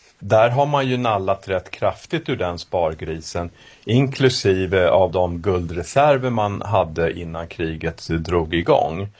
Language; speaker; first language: Swedish; native; Swedish